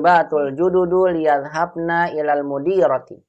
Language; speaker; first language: Arabic; non-native, fluent; Indonesian